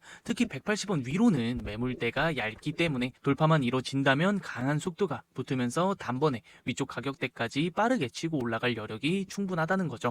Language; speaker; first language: Korean; native; Korean